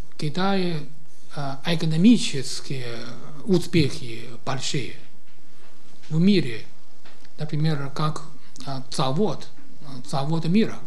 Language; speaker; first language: Russian; non-native, learner; Chinese